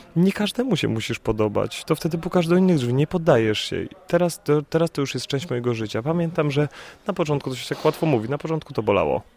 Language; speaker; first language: Polish; native; Polish